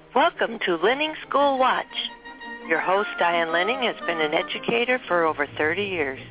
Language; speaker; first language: English; native; English